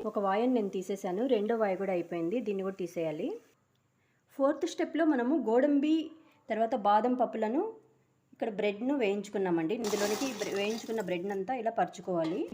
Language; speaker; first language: Telugu; non-native, local second language; Urdu